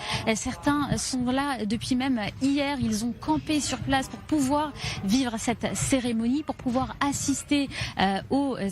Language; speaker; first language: French; native; French